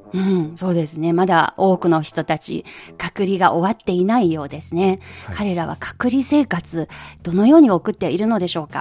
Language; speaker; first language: Japanese; non-native, fluent; Chinese